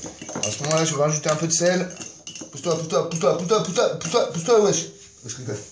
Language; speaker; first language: French; native; French